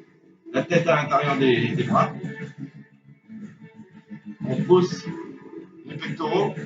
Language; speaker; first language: French; native; French